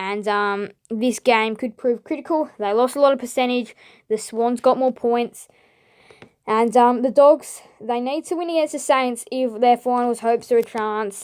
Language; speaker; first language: English; native; English